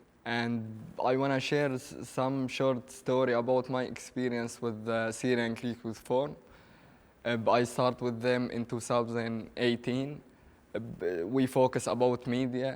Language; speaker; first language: English; non-native, learner; Arabic